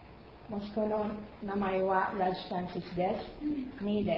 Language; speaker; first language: Japanese; non-native, learner; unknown